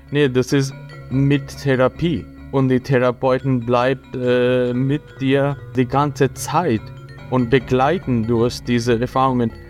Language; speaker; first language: German; non-native, fluent; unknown